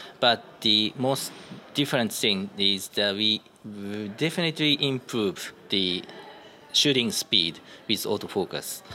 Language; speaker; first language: English; non-native, learner; Japanese